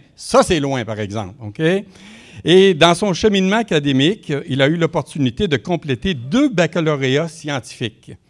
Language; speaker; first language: French; native; French